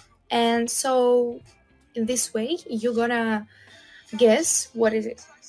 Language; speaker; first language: English; non-native, fluent; Russian